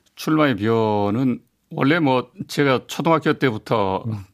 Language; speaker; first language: Korean; native; Korean